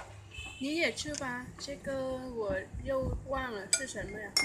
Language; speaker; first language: Chinese; non-native, learner; Vietnamese